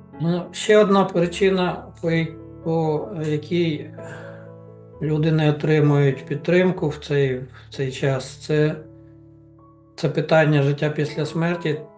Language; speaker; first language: Ukrainian; native; Ukrainian